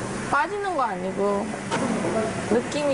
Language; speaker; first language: Korean; early bilingual, heritage; English